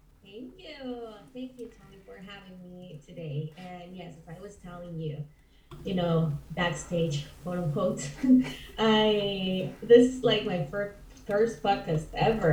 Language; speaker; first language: English; non-native, fluent; Spanish